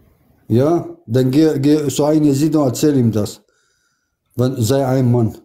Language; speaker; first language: German; non-native, fluent; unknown